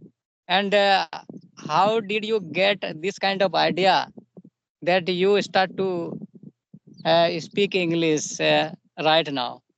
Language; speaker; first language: English; non-native, local second language; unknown